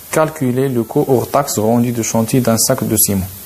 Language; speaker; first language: French; non-native, local second language; Arabic